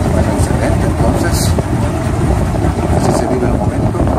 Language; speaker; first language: Spanish; native; Spanish